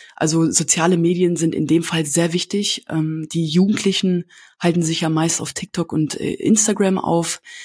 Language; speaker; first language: German; native; German